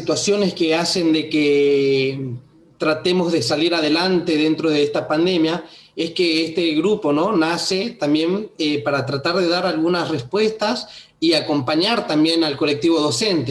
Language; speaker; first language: Spanish; native; Spanish